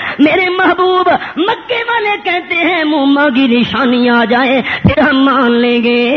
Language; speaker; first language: Urdu; non-native, local second language; Punjabi